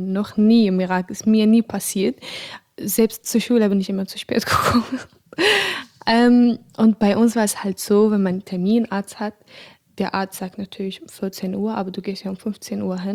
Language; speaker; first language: German; non-native, fluent; Arabic